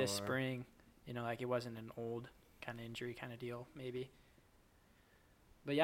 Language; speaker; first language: English; native; English